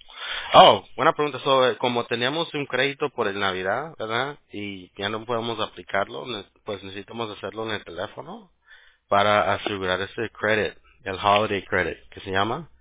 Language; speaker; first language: Spanish; early bilingual, heritage; Spanish